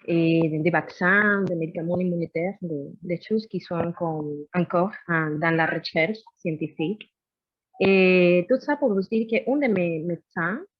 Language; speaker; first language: French; non-native, learner; Spanish